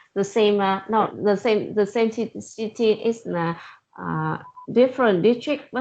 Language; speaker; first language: English; non-native, learner; Vietnamese